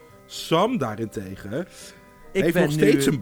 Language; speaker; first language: Dutch; native; Dutch